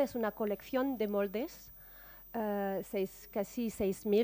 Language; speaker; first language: Spanish; non-native, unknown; French